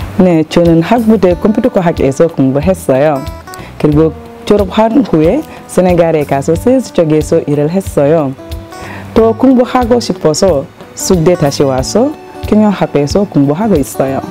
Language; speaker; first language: Korean; non-native, fluent; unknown